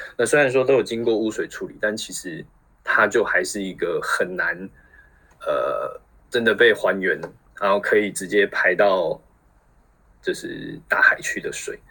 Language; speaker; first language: Chinese; native; Chinese